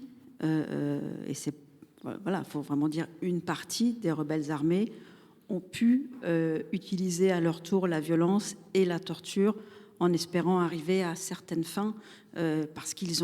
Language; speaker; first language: French; native; French